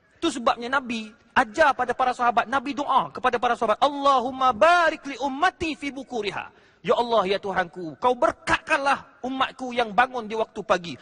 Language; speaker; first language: Malay; native; Malay